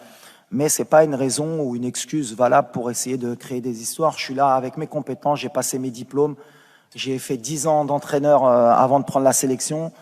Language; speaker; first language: French; native; French